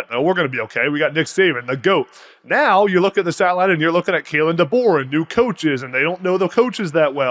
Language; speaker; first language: English; native; English